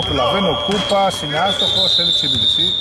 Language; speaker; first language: Greek; native; Greek